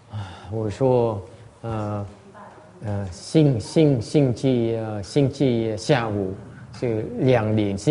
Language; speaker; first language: Chinese; non-native, learner; Vietnamese